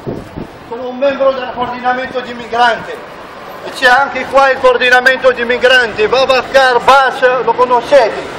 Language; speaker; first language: Italian; non-native, fluent; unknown